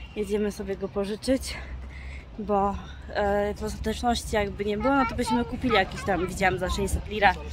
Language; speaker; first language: Polish; early bilingual, heritage; Polish